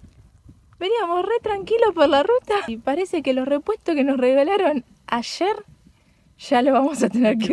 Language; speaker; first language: Spanish; native; Spanish